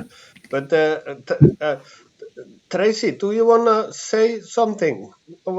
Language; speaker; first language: English; non-native, fluent; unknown